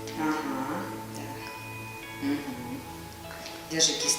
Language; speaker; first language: Russian; native; Russian